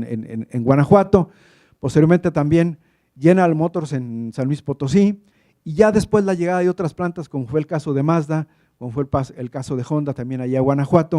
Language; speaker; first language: Spanish; native; Spanish